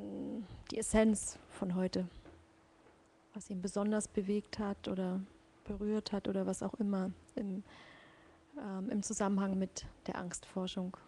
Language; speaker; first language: German; native; German